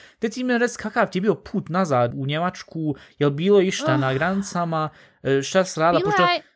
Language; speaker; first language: Bosnian; early bilingual, heritage; Bosnian